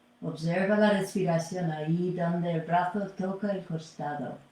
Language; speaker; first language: Spanish; non-native, fluent; English